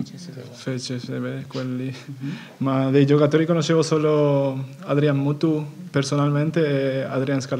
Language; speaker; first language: Italian; non-native, fluent; Spanish